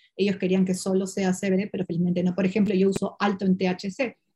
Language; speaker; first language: Spanish; non-native, local second language; Portuguese